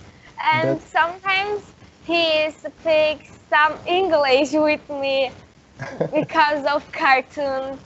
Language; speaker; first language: English; non-native, learner; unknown